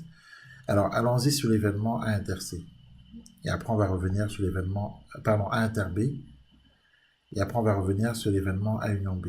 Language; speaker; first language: French; native; French